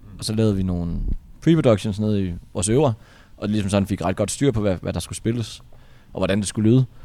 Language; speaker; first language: Danish; native; Danish